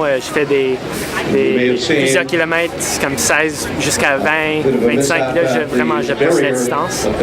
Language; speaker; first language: French; non-native, local second language; English